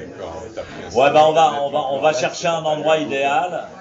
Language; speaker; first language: French; native; French